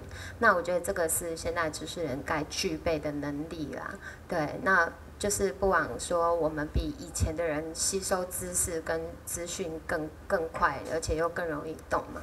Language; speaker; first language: Chinese; native; Chinese